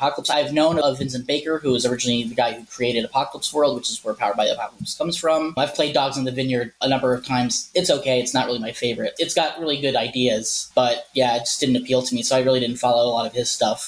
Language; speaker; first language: English; native; English